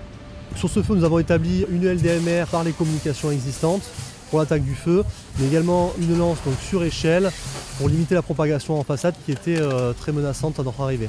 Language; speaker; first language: French; native; French